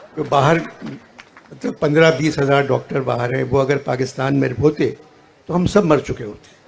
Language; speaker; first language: Urdu; native; Urdu